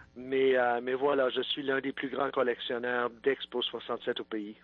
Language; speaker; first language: French; native; French